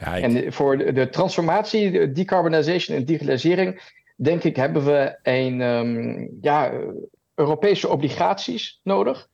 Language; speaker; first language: Dutch; early bilingual, heritage; German